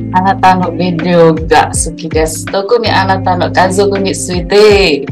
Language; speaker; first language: Japanese; non-native, learner; Indonesian